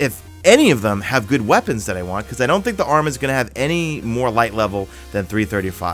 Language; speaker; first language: English; native; English